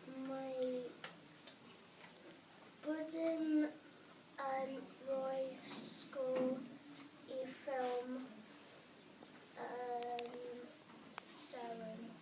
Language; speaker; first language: Welsh; non-native, learner; English